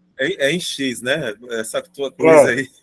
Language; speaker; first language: Portuguese; native; Portuguese